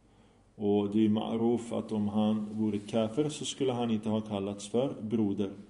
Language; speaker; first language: Swedish; early bilingual, other home language; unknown